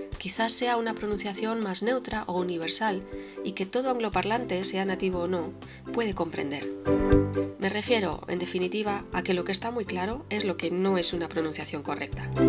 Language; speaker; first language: Spanish; native; Spanish